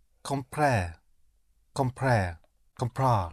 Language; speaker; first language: Spanish; non-native, learner; English